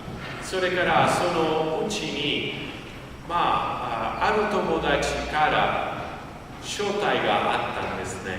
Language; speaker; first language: Japanese; non-native, fluent; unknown